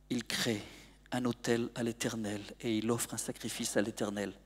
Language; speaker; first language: French; native; French